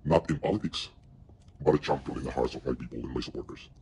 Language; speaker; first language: English; non-native, local second language; Filipino